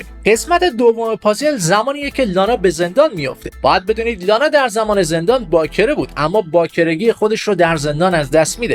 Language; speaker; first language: Persian; native; Persian